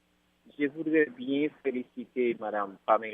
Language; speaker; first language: French; non-native, local second language; Haitian Creole